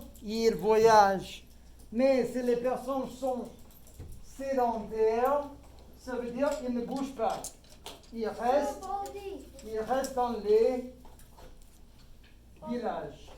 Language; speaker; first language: French; non-native, fluent; English